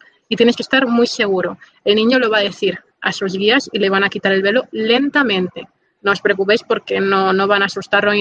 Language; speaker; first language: Spanish; native; Spanish